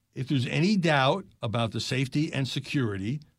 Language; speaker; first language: English; native; English